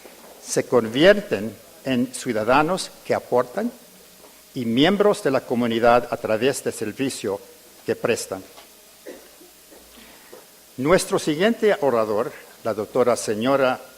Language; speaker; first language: Spanish; early bilingual, heritage; English